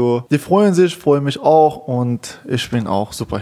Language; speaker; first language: German; non-native, fluent; Persian